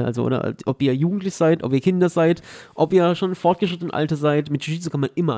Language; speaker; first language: German; native; German